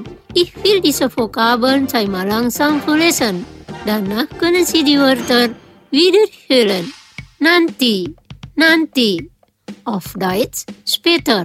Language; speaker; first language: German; non-native, fluent; Indonesian